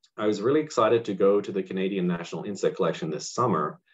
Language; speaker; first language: English; native; English